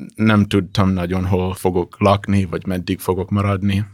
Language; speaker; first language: Hungarian; non-native, fluent; English